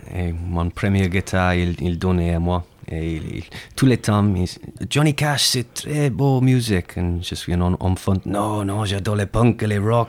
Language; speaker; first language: French; non-native, learner; English